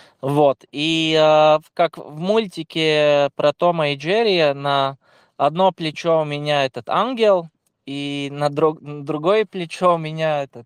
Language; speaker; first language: Russian; non-native, local second language; Latvian